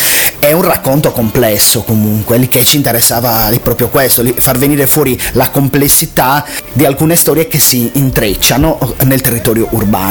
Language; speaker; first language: Italian; native; Italian